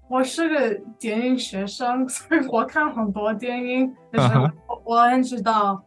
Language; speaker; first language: Chinese; non-native, learner; English